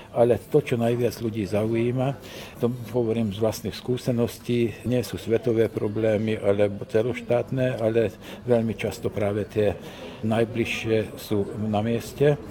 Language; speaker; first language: Slovak; early bilingual, heritage; Slovak